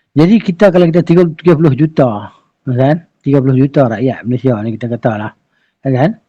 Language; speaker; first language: Malay; native; Malay